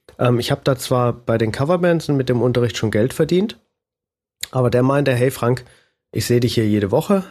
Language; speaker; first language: German; native; German